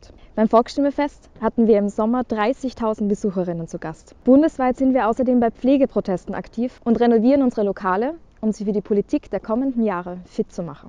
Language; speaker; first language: German; native; German